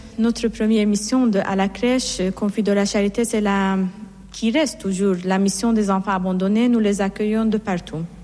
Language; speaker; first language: French; non-native, fluent; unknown